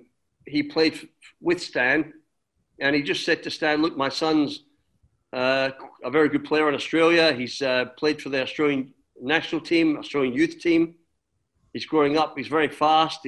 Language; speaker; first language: English; native; English